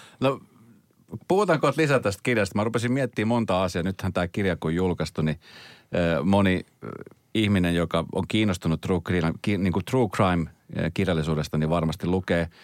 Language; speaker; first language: Finnish; native; Finnish